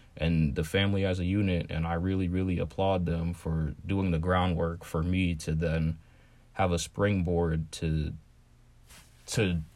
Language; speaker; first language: English; native; English